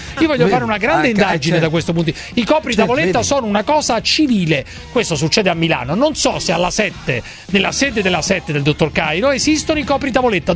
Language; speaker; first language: Italian; native; Italian